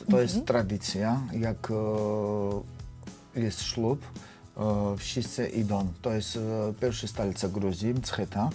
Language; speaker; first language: Polish; non-native, learner; Georgian